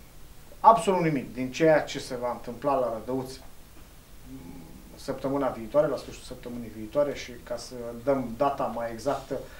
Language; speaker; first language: Romanian; native; Romanian